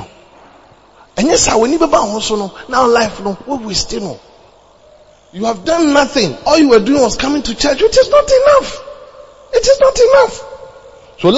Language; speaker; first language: English; non-native, local second language; Akan